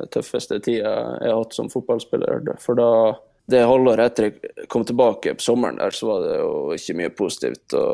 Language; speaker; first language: Norwegian; native; Norwegian